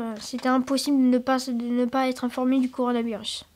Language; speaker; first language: French; native; French